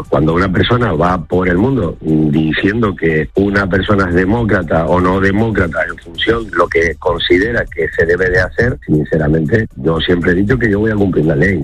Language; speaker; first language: Spanish; native; Spanish